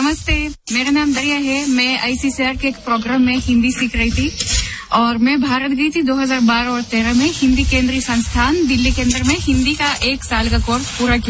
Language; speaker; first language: Hindi; non-native, fluent; Russian